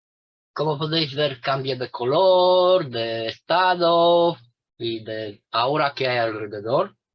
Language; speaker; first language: Spanish; non-native, fluent; Romanian